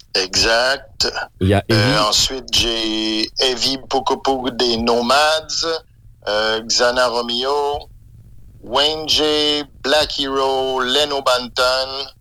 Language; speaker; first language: French; native; French